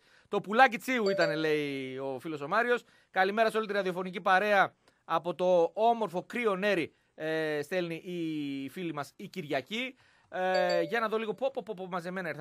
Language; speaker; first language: Greek; native; Greek